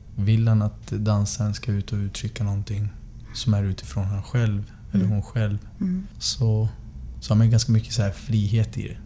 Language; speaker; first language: Swedish; native; Swedish